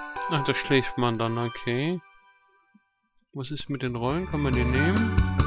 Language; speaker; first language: German; native; German